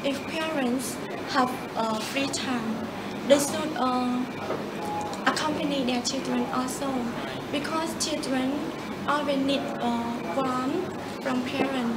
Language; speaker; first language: English; non-native, learner; Khmer